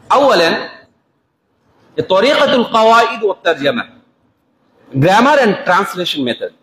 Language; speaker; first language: Arabic; non-native, fluent; Bangla